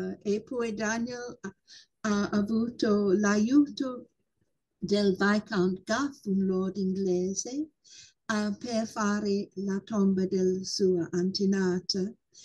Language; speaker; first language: Italian; non-native, fluent; English